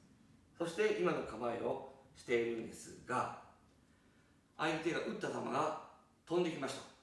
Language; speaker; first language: Japanese; native; Japanese